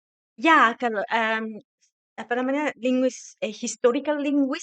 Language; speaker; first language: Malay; non-native, fluent; Japanese